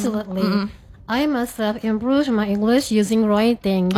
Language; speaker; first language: English; non-native, fluent; Indonesian